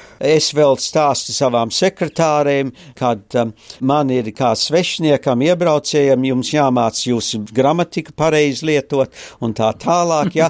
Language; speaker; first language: Latvian; early bilingual, heritage; Latvian